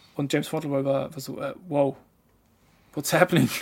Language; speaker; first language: German; native; German